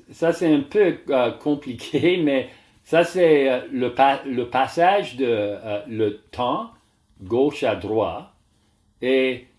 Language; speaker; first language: French; non-native, learner; English